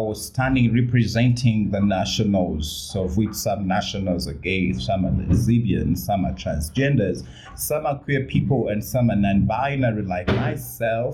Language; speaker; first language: English; non-native, local second language; Ganda